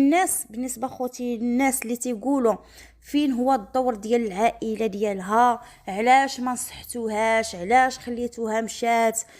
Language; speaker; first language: Arabic; native; Arabic